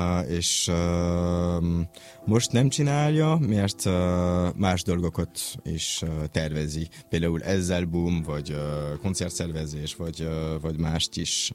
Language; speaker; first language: Hungarian; non-native, learner; French